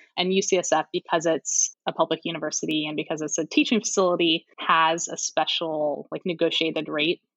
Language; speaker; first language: English; native; English